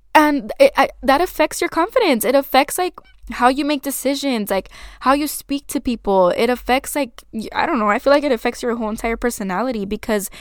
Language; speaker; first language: English; early bilingual, other home language; Spanish